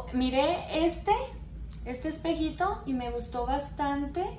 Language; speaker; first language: Spanish; early bilingual, heritage; Spanish